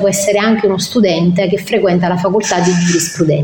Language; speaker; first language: Italian; native; Italian